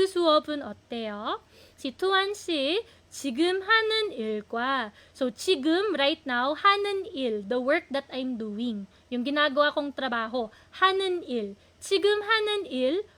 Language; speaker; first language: Korean; non-native, fluent; Filipino